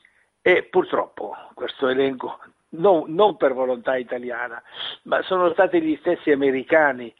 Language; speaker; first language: Italian; native; Italian